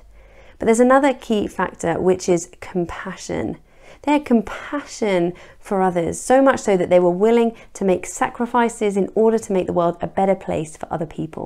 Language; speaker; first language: English; native; English